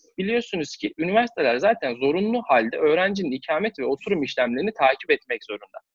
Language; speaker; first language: Turkish; native; Turkish